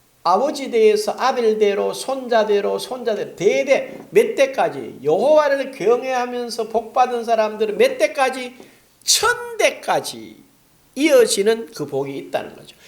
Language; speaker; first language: Korean; native; Korean